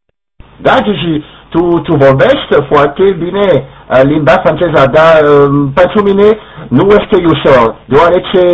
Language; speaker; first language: Romanian; non-native, learner; French